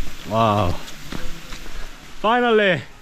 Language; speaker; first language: English; non-native, learner; Korean